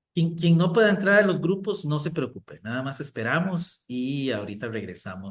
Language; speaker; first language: Spanish; native; Spanish